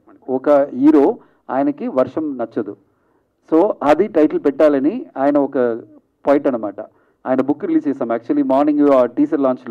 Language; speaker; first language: Telugu; non-native, fluent; Tamil